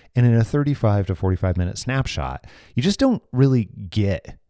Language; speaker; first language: English; native; English